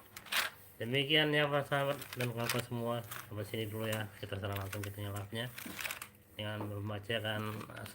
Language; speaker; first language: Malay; non-native, local second language; Minangkabau